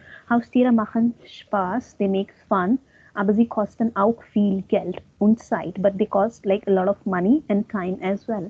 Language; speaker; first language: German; non-native, fluent; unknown